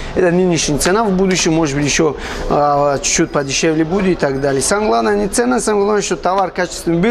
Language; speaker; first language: Russian; non-native, fluent; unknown